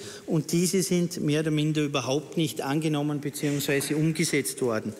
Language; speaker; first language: German; native; German